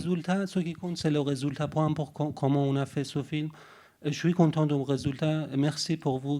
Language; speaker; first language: French; non-native, fluent; Persian